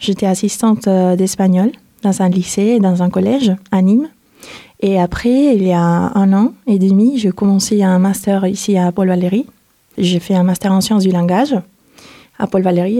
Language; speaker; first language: French; non-native, fluent; Spanish